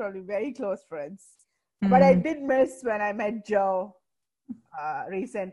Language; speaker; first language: English; non-native, local second language; Malayalam